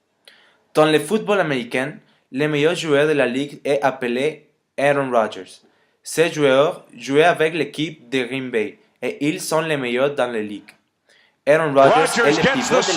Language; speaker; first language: French; non-native, learner; Spanish